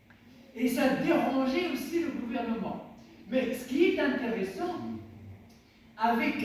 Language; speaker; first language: French; non-native, local second language; Tachelhit